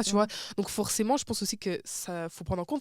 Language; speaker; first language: French; native; French